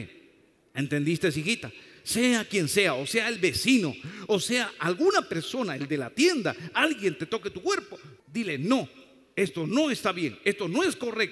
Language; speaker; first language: Spanish; native; Spanish